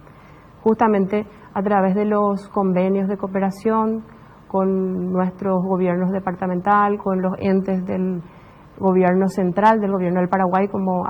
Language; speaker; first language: Spanish; native; Spanish